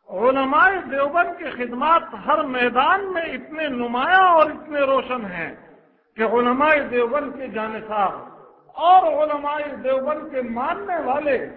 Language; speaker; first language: Urdu; non-native, local second language; Pashto